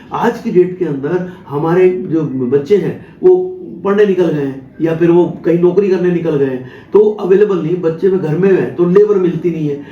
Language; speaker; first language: Hindi; non-native, local second language; Marathi